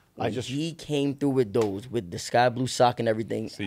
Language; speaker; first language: English; native; English